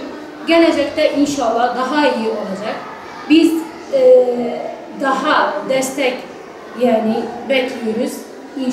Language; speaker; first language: Turkish; non-native, learner; Arabic